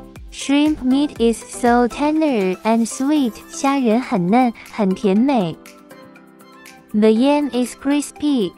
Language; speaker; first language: English; non-native, learner; Chinese